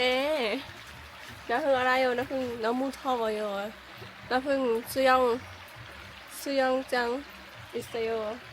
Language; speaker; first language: Korean; non-native, learner; Lao